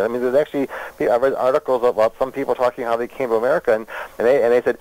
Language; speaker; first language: English; native; English